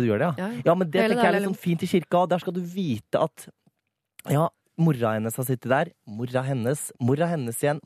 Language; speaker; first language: Norwegian; native; Norwegian